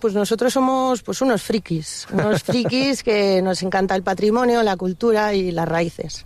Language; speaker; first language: Spanish; native; Spanish